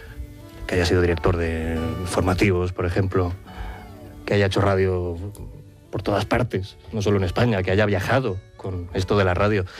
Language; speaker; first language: Spanish; native; Spanish